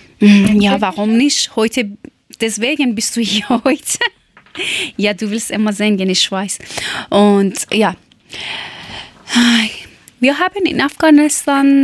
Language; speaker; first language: German; non-native, learner; Persian